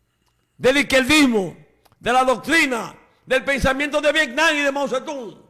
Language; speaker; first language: Spanish; native; Spanish